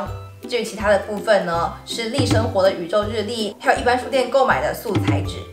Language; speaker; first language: Chinese; native; Chinese